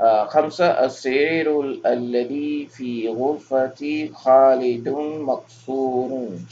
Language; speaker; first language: Arabic; non-native, fluent; English